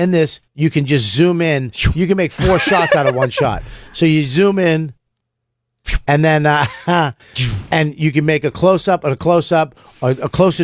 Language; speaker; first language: English; native; English